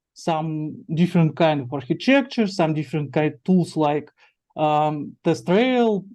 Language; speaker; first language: English; non-native, learner; Russian